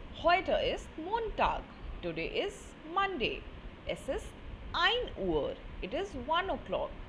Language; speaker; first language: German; non-native, fluent; Hindi